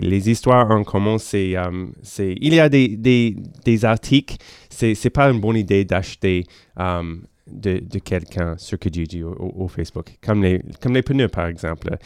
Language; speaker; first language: French; non-native, local second language; English